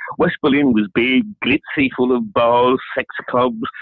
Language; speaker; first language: English; native; English